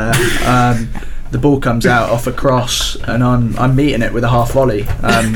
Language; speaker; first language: English; native; English